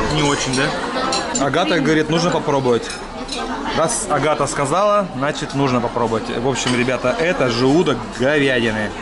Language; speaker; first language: Russian; native; Russian